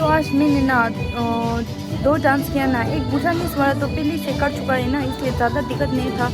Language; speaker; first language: Hindi; non-native, learner; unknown